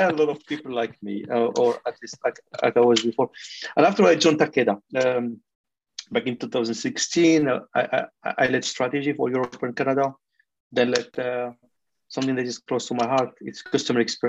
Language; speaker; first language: English; non-native, fluent; French